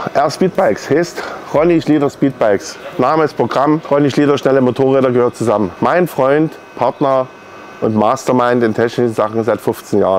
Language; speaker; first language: German; native; German